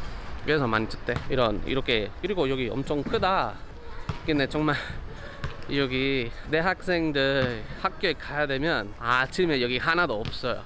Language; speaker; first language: Korean; non-native, learner; Spanish